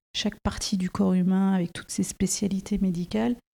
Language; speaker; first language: French; native; French